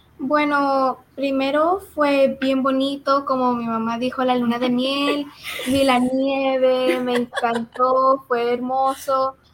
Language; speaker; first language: Spanish; early bilingual, heritage; Spanish